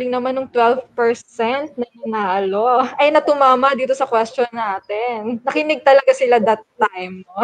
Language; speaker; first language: Filipino; native; Filipino